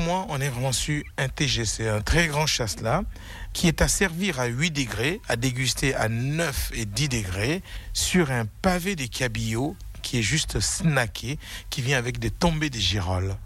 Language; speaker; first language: French; native; French